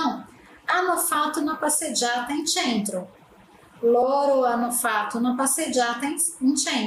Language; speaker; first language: Italian; non-native, fluent; Portuguese